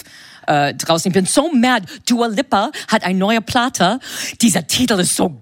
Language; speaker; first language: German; non-native, fluent; English